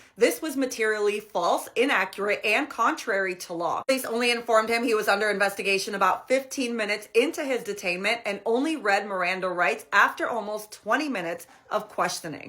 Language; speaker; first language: English; native; English